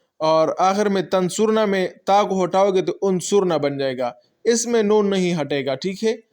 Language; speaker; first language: Urdu; non-native, local second language; Pashto